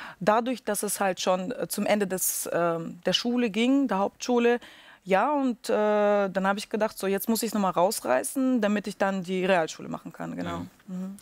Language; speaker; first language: German; early bilingual, other home language; Russian